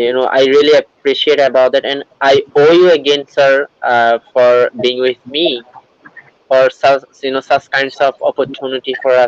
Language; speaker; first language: English; non-native, learner; Bangla